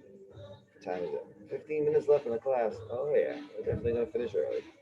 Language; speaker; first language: English; native; English